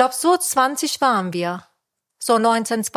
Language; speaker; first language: German; non-native, fluent; Persian